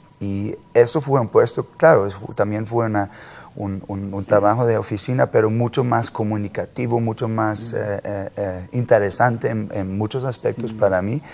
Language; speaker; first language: Spanish; non-native, fluent; German